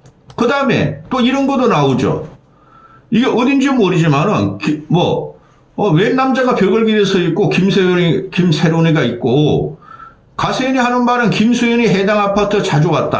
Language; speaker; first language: Korean; native; Korean